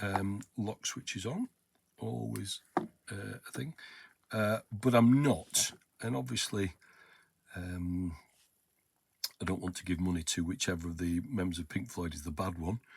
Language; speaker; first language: English; native; English